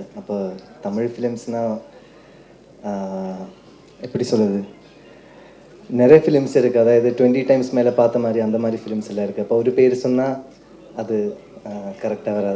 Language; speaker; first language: Tamil; non-native, learner; Malayalam